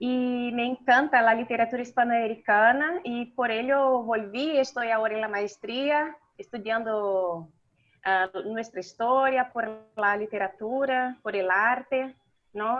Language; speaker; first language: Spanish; non-native, learner; Portuguese